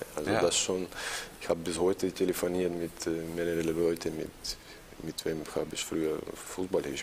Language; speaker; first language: German; non-native, learner; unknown